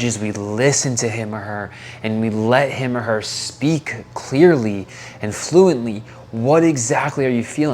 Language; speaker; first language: English; native; English